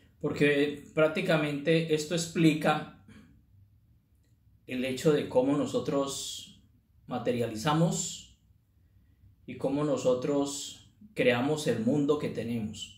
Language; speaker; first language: Spanish; native; Spanish